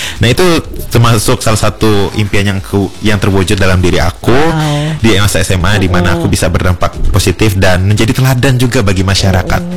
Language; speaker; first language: Indonesian; native; Indonesian